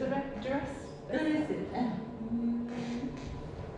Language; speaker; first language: Japanese; non-native, learner; English